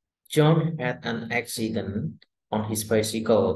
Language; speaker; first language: English; non-native, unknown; Indonesian